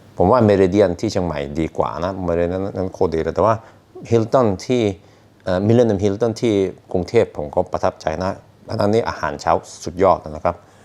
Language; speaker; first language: Thai; non-native, fluent; Norwegian